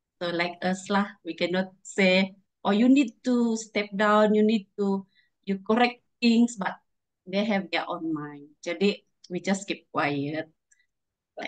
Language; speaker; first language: English; non-native, learner; Malay